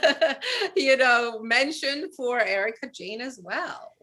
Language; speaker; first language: English; non-native, fluent; Albanian